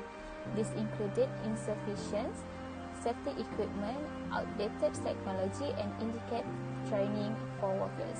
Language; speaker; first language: English; non-native, local second language; Malay